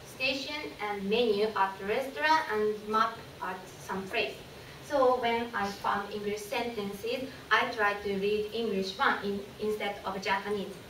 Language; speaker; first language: English; non-native, learner; Japanese